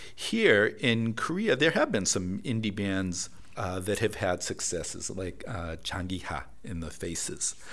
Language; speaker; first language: English; native; English